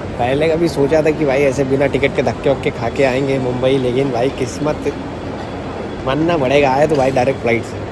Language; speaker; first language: Hindi; native; Hindi